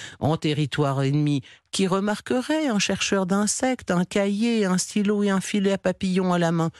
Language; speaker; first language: French; native; French